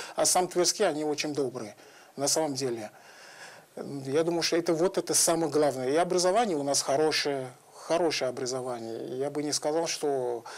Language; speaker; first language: Russian; non-native, fluent; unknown